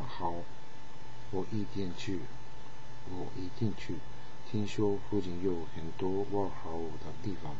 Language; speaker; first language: Chinese; non-native, learner; Japanese